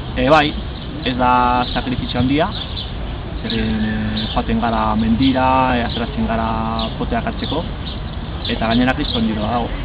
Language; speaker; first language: Basque; non-native, local second language; Spanish